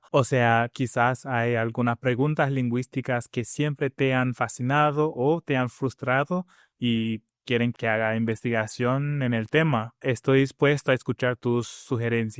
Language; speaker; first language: Spanish; non-native, fluent; English